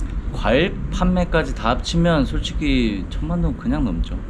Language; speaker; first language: Korean; native; Korean